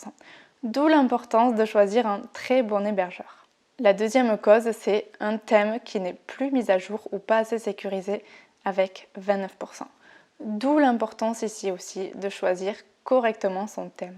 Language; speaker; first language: French; native; French